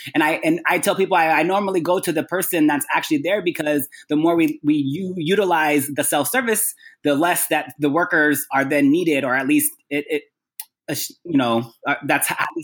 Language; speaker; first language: English; native; English